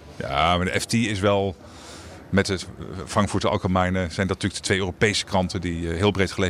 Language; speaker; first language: Dutch; native; Dutch